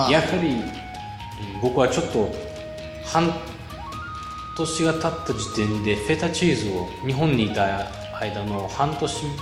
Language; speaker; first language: Japanese; non-native, fluent; Bulgarian